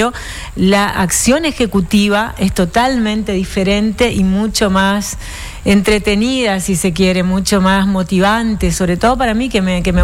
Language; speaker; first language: Spanish; native; Spanish